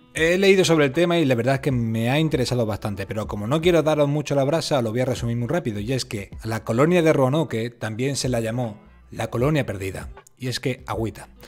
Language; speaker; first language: Spanish; native; Spanish